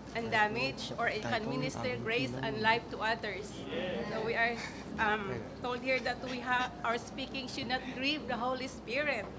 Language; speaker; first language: English; non-native, local second language; Cebuano